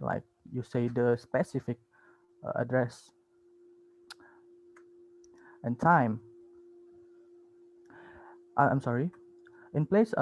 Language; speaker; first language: English; non-native, learner; Indonesian